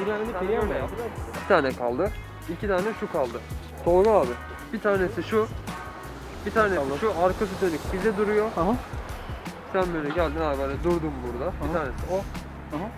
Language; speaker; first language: Turkish; native; Turkish